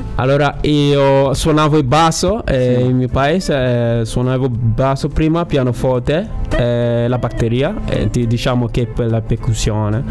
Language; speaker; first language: Italian; non-native, learner; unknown